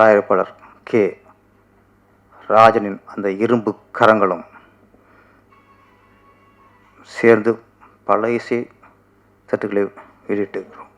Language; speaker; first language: Tamil; native; Tamil